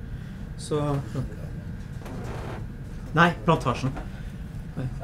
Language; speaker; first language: Norwegian; native; Norwegian